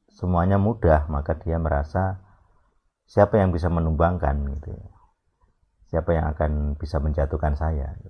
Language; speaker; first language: Indonesian; native; Indonesian